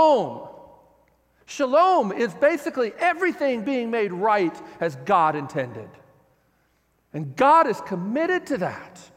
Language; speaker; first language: English; native; English